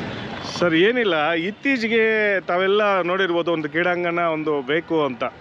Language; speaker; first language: Kannada; native; Kannada